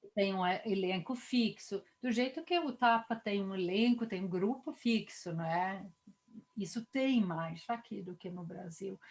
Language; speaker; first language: Portuguese; non-native, fluent; Swedish